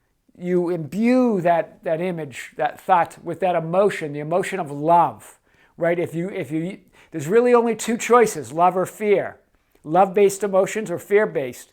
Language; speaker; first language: English; native; English